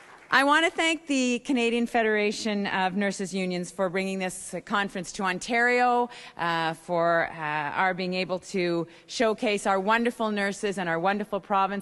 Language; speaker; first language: English; native; English